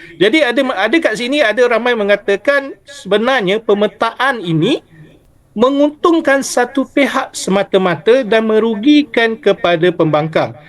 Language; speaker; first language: Malay; native; Malay